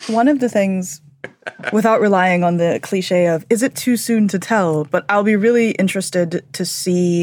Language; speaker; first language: English; native; English